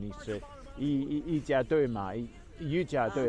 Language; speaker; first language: Chinese; non-native, learner; English